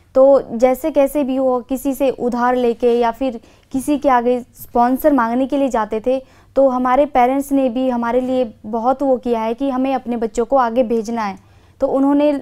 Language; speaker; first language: Hindi; native; Hindi